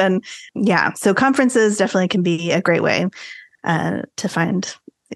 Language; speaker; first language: English; native; English